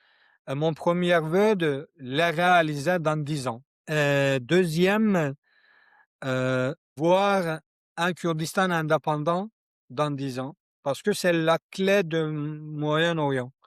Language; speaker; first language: French; non-native, learner; Kurdish